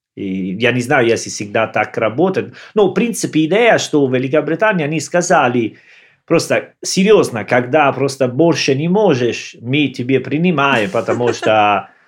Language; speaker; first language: Russian; non-native, learner; Italian